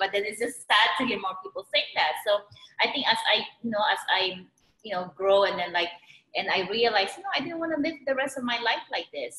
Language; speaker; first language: English; non-native, local second language; Filipino